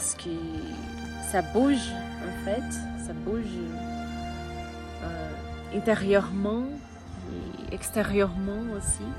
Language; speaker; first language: French; non-native, learner; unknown